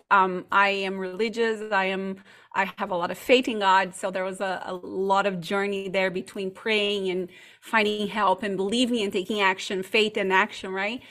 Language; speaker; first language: English; non-native, fluent; Portuguese